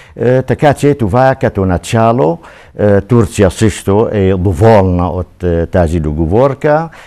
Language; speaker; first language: Bulgarian; non-native, fluent; Arabic